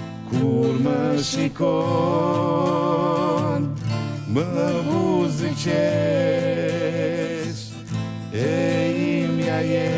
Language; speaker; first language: Albanian; native; Albanian